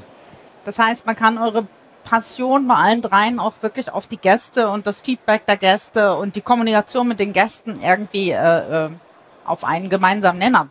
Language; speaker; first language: German; native; German